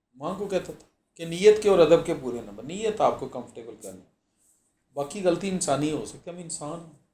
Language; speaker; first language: Urdu; non-native, local second language; Punjabi